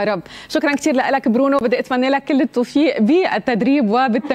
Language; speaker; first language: Arabic; native; Arabic